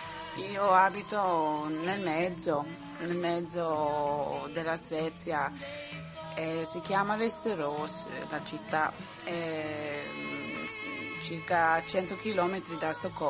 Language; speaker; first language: Italian; non-native, learner; Swedish